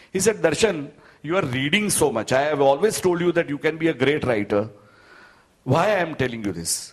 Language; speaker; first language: Hindi; non-native, local second language; Gujarati